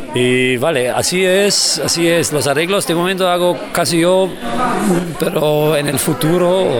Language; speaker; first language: Spanish; non-native, fluent; German